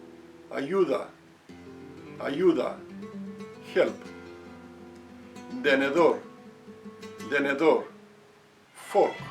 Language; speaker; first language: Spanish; non-native, fluent; English